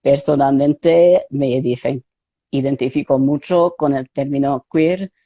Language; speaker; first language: Spanish; non-native, fluent; English